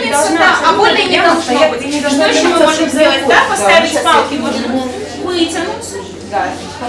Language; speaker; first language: Russian; native; Russian